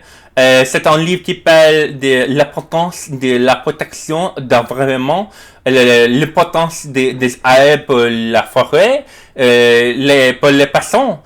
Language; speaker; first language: French; non-native, learner; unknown